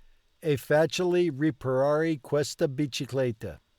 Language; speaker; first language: Italian; non-native, learner; English